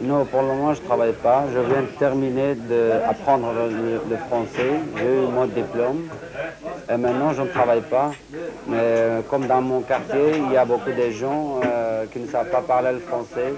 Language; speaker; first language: French; non-native, learner; Syriac